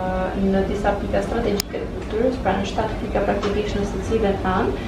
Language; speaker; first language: Albanian; native; Albanian